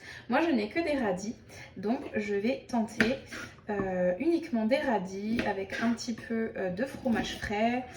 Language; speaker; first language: French; native; French